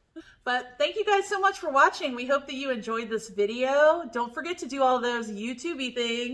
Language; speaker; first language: English; native; English